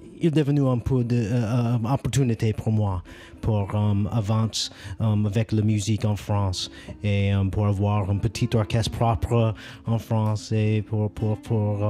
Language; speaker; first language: French; non-native, learner; English